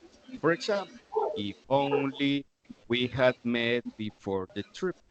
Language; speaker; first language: English; non-native, fluent; Spanish